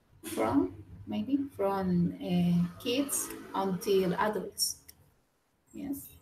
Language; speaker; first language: English; non-native, learner; Spanish